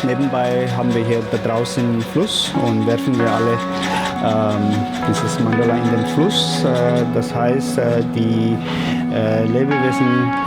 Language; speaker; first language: German; non-native, fluent; Tibetan